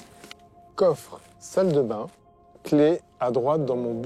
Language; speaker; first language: French; native; French